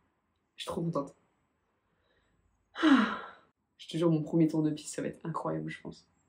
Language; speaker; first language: French; native; French